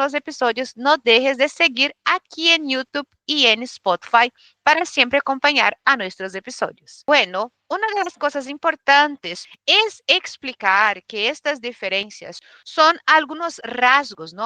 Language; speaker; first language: Spanish; non-native, fluent; Portuguese